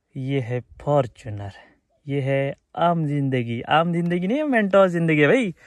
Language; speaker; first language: Hindi; non-native, local second language; Marathi